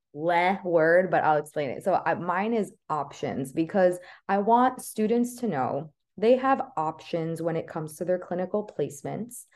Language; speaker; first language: English; native; English